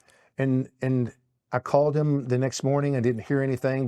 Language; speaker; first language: English; native; English